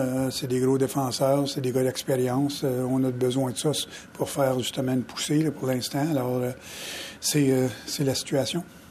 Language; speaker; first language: French; native; French